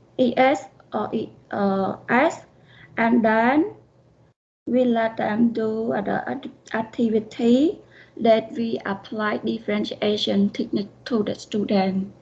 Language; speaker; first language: English; non-native, learner; Khmer